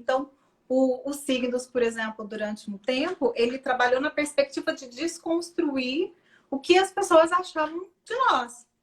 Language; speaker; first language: Portuguese; native; Portuguese